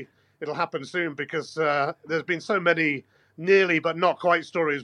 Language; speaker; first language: English; native; English